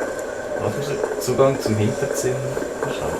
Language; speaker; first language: German; native; German